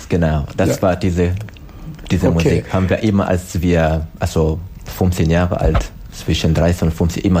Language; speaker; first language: German; non-native, learner; Swahili